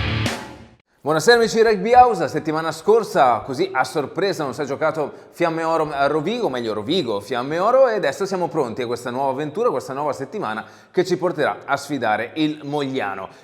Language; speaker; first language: Italian; native; Italian